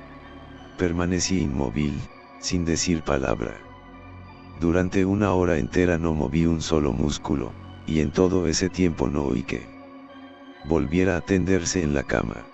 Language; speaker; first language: Spanish; native; Spanish